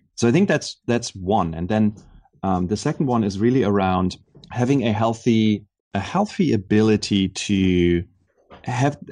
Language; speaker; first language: English; non-native, fluent; German